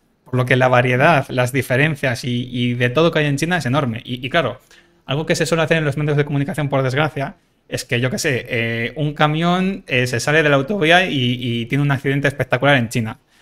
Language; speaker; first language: Spanish; native; Spanish